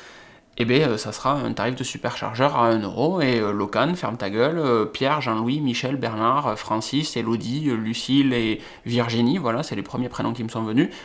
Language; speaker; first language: French; native; French